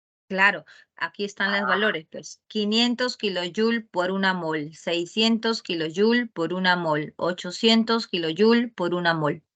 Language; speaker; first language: Spanish; native; Spanish